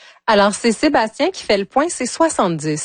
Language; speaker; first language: French; native; French